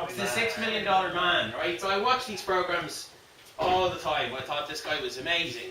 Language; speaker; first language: English; native; English